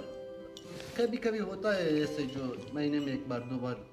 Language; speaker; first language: Hindi; non-native, learner; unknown